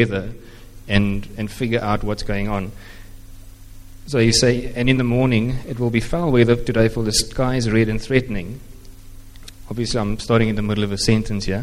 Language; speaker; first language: English; non-native, local second language; Afrikaans